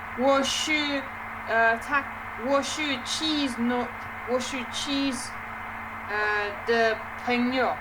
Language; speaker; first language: Chinese; non-native, learner; English